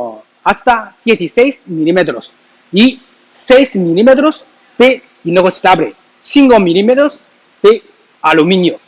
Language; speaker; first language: Spanish; non-native, learner; Chinese